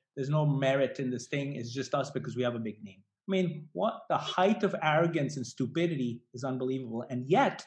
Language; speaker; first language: English; non-native, local second language; Hindi